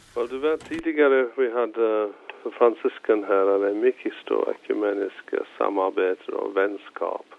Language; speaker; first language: Swedish; non-native, fluent; English